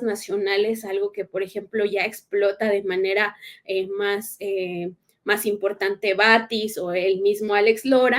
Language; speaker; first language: Spanish; native; Spanish